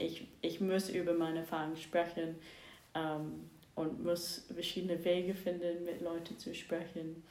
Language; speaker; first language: German; non-native, fluent; English